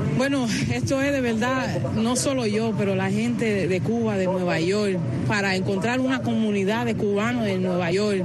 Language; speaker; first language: Spanish; early bilingual, heritage; Spanish